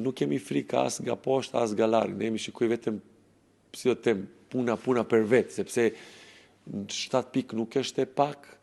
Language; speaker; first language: Albanian; non-native, learner; Serbian